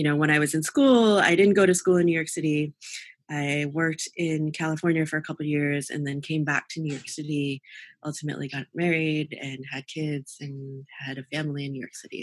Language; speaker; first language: English; native; English